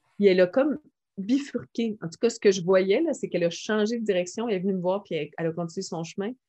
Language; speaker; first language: French; native; French